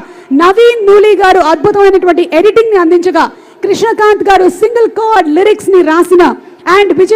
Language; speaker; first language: Telugu; native; Telugu